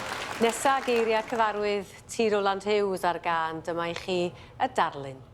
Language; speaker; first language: Welsh; native; Welsh